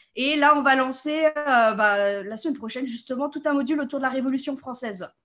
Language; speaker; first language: French; native; French